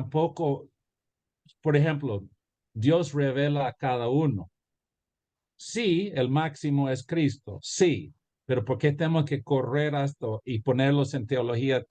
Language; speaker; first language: Spanish; early bilingual, heritage; Spanish